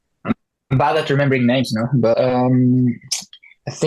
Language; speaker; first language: English; non-native, fluent; Norwegian